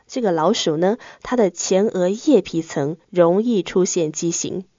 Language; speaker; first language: Chinese; native; Chinese